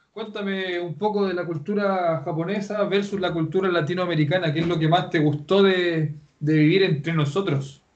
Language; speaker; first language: Spanish; native; Spanish